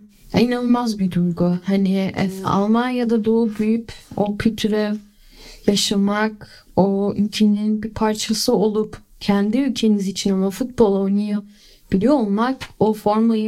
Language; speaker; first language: Turkish; early bilingual, other home language; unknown